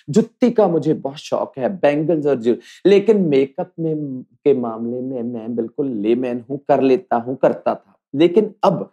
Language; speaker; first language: Hindi; native; Hindi